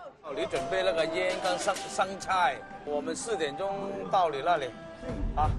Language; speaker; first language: Chinese; non-native, local second language; Cantonese